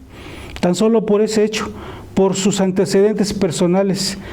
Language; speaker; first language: Spanish; native; Spanish